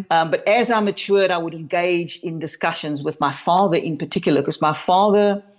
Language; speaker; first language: English; native; English